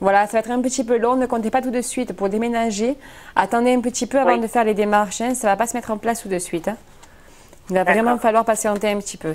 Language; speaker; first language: French; native; French